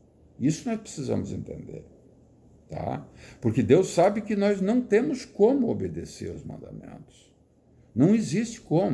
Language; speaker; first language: Portuguese; native; Portuguese